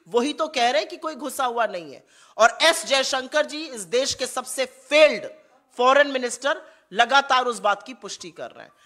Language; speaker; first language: Hindi; native; Hindi